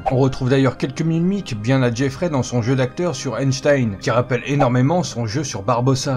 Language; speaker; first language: French; native; French